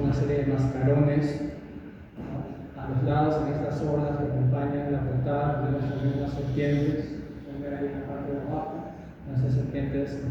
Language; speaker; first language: Spanish; native; Spanish